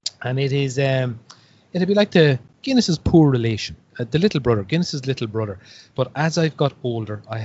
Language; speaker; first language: English; native; English